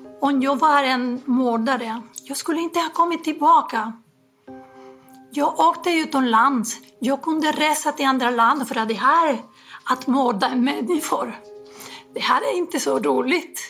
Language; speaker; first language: Swedish; non-native, fluent; Spanish